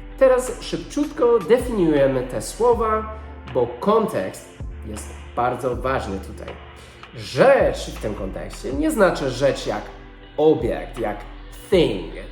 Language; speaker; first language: Polish; non-native, fluent; English